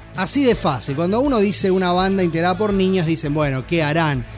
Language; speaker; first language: Spanish; native; Spanish